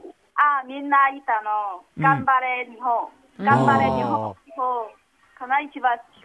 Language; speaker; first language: Japanese; non-native, learner; Chinese